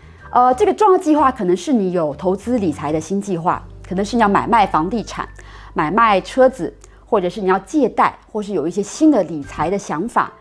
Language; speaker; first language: Chinese; native; Chinese